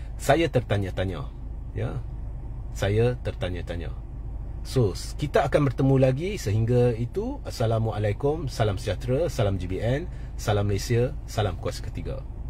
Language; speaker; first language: Malay; native; Malay